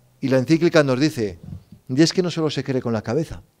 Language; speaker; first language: Spanish; native; Spanish